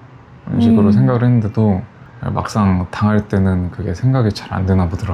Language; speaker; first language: Korean; native; Korean